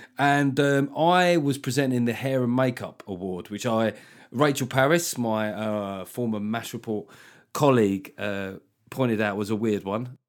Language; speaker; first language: English; native; English